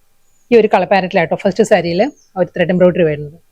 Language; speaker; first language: Malayalam; native; Malayalam